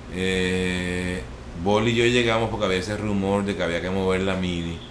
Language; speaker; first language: Spanish; native; Spanish